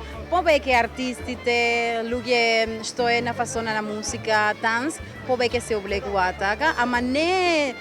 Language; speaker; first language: Macedonian; non-native, learner; Spanish